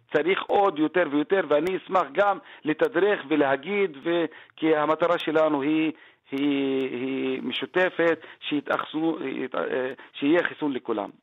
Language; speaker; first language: Hebrew; non-native, local second language; Arabic